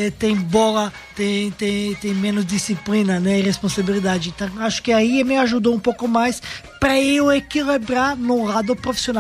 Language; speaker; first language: Portuguese; non-native, fluent; Serbian